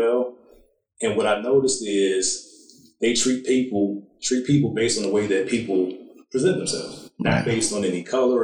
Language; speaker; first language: English; native; English